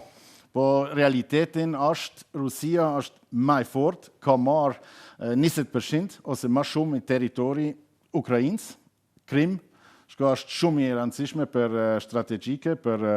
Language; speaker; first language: Albanian; non-native, learner; German